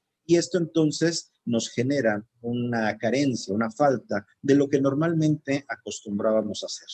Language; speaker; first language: Spanish; native; Spanish